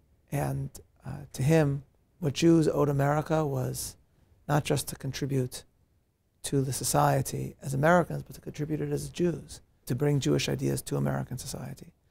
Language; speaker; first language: English; native; English